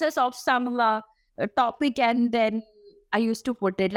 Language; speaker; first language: English; non-native, local second language; Malayalam